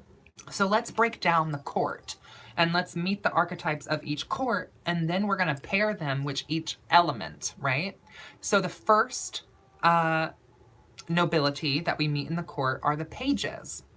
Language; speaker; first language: English; native; English